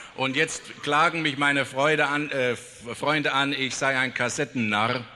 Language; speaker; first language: German; native; German